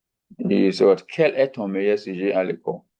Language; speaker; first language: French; non-native, fluent; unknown